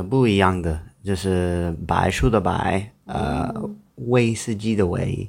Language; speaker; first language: Chinese; non-native, learner; English